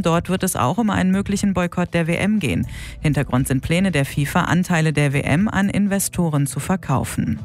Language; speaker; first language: German; native; German